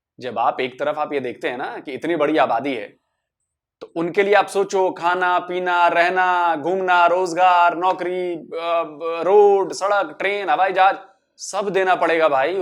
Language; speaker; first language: Hindi; native; Hindi